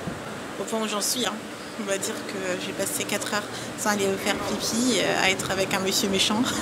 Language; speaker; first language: French; native; French